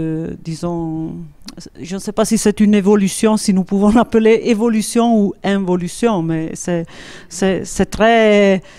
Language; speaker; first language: French; non-native, local second language; Italian